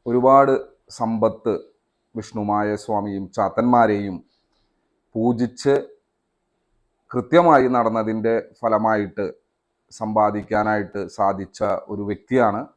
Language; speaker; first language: Malayalam; native; Malayalam